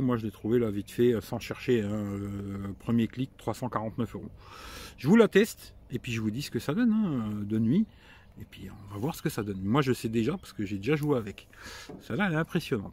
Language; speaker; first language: French; native; French